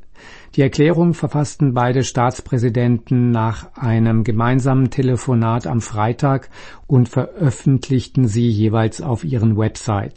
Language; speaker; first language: German; native; German